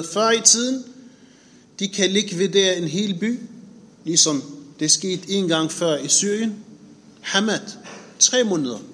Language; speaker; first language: Danish; non-native, fluent; Arabic